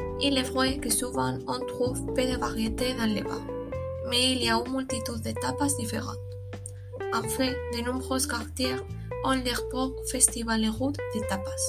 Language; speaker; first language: French; non-native, learner; Spanish